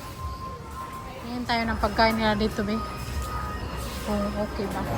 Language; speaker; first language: Filipino; non-native, local second language; Cebuano